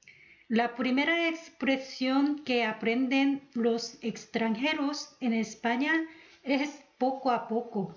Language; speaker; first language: Spanish; non-native, fluent; Korean